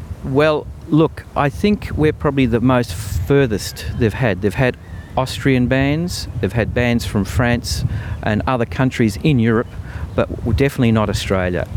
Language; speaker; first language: English; native; English